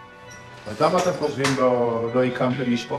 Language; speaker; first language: Hebrew; native; Hebrew